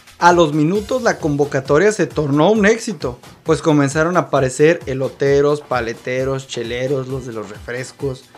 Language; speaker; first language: Spanish; native; Spanish